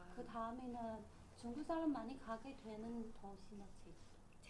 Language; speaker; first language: Korean; non-native, learner; Chinese